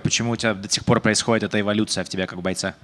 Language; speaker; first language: Russian; native; Russian